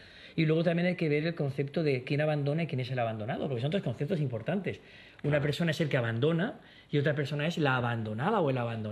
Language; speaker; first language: Spanish; native; Spanish